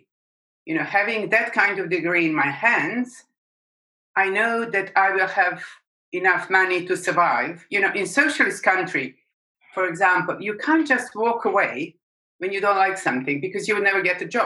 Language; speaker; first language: English; non-native, fluent; Serbian